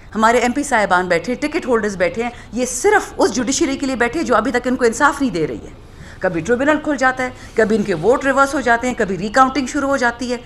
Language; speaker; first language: Urdu; non-native, local second language; Pashto